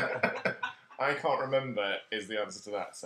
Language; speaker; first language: English; native; English